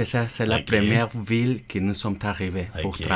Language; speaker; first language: French; non-native, learner; Spanish